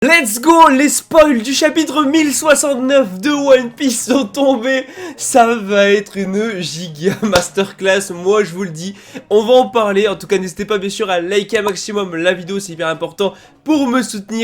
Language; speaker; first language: French; native; French